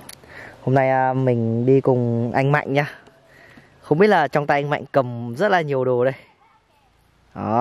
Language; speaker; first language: Vietnamese; native; Vietnamese